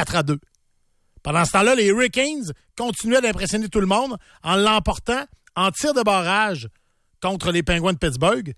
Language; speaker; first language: French; native; French